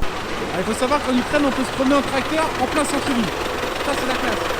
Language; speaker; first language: French; native; French